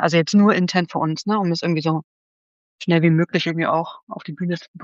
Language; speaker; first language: German; native; German